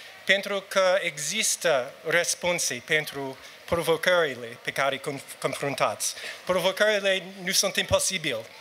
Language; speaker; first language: Romanian; non-native, learner; English